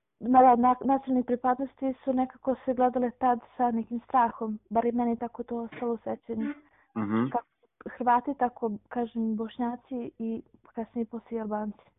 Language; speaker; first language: Serbian; native; Serbian